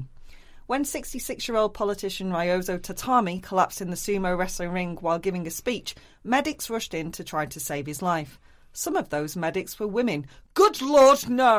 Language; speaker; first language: English; native; English